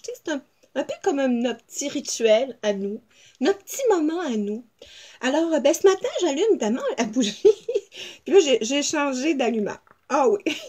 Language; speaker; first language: French; native; French